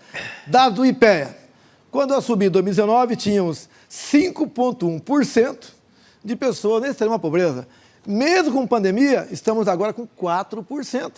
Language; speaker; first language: Portuguese; native; Portuguese